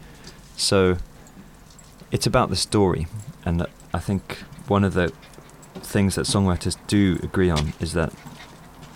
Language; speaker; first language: English; native; English